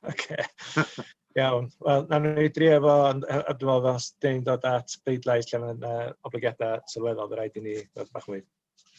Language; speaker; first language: Welsh; native; Welsh